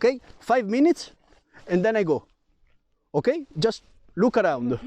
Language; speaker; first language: English; non-native, learner; Italian